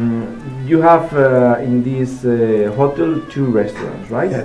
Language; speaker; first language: English; non-native, fluent; Spanish